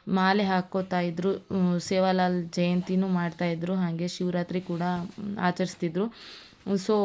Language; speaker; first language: Kannada; non-native, local second language; Lambadi